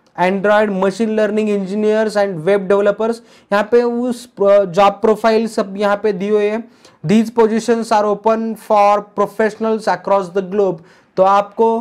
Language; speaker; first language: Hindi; non-native, local second language; Marathi